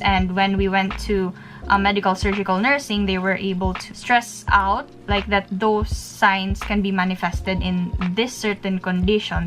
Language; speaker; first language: English; non-native, local second language; Filipino